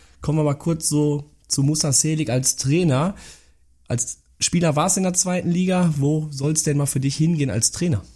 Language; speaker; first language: German; native; German